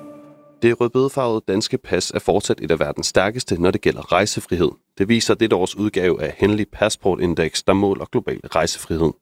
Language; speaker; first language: Danish; native; Danish